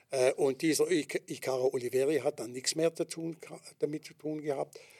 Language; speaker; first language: German; native; German